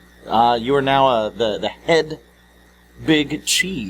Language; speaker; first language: English; native; English